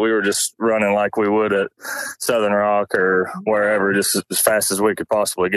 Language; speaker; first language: English; native; English